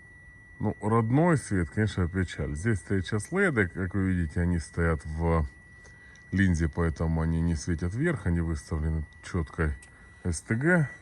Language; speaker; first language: Russian; native; Russian